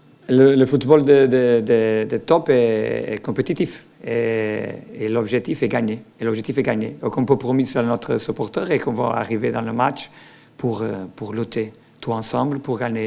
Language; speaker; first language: French; non-native, learner; Portuguese